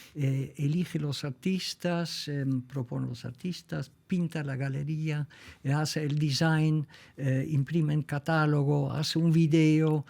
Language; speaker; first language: Spanish; non-native, fluent; Dutch